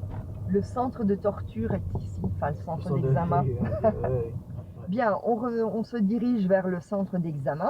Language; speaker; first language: French; native; French